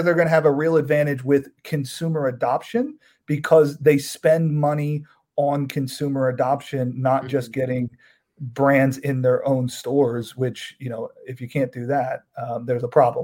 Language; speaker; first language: English; native; English